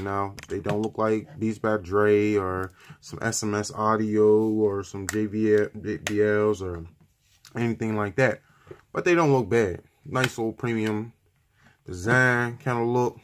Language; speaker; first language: English; native; English